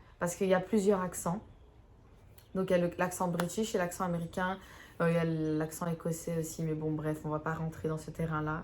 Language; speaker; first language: French; native; French